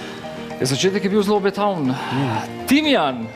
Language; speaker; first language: Slovenian; native; Slovenian